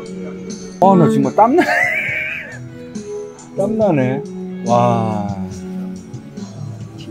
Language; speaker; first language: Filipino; non-native, learner; Korean